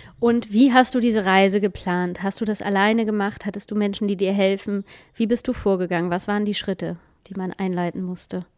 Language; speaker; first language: German; native; German